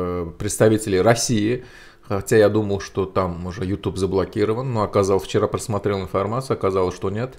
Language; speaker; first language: Russian; non-native, local second language; Azerbaijani